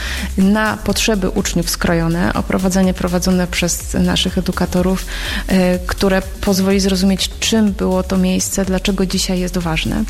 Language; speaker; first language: Polish; native; Polish